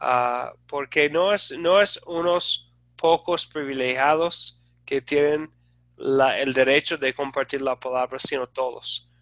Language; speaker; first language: Spanish; non-native, fluent; English